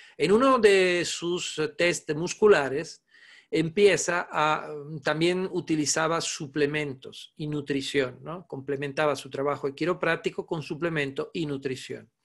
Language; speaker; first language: Spanish; non-native, fluent; Italian